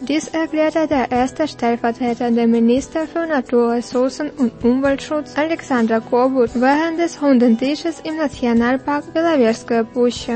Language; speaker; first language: German; non-native, fluent; Russian